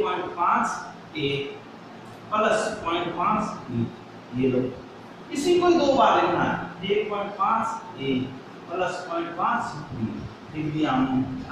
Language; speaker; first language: Hindi; native; Hindi